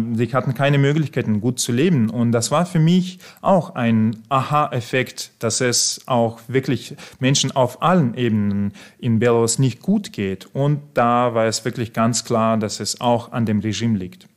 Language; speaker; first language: German; non-native, fluent; Russian